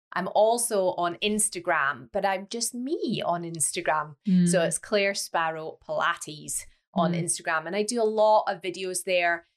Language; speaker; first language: English; native; English